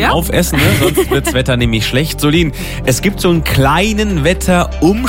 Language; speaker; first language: German; native; German